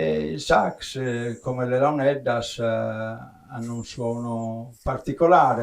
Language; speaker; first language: Italian; native; Italian